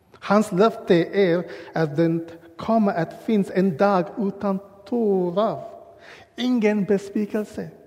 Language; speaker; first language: Swedish; non-native, learner; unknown